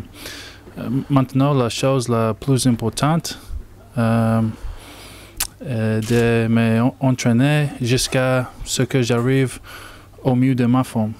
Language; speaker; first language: French; non-native, learner; English